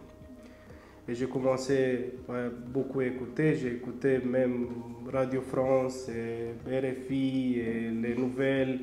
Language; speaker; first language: French; non-native, learner; Romanian